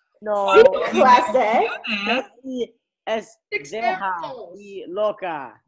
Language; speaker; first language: Spanish; non-native, learner; English